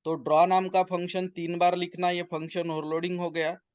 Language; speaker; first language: Hindi; non-native, local second language; Marathi